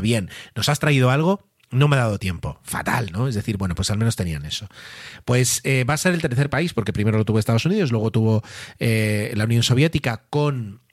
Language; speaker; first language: Spanish; native; Spanish